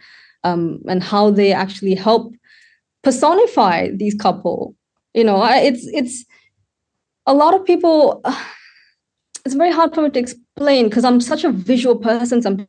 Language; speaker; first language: English; non-native, local second language; Tamil